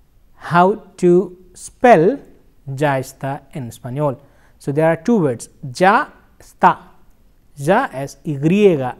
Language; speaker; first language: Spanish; non-native, fluent; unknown